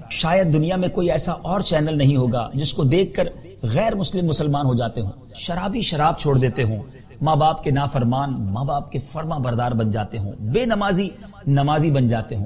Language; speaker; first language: Urdu; native; Urdu